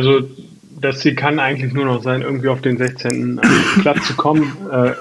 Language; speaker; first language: German; native; German